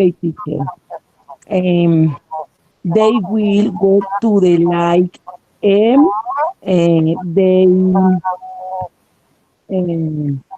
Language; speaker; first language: English; non-native, learner; Spanish